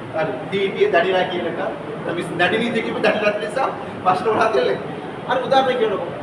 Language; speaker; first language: Sinhala; non-native, local second language; Tamil